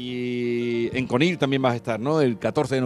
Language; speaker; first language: Spanish; native; Spanish